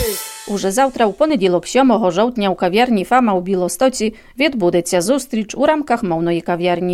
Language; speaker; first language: Ukrainian; non-native, local second language; Polish